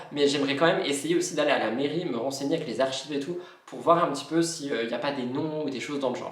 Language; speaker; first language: French; native; French